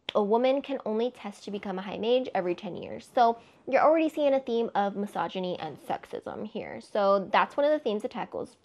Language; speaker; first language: English; native; English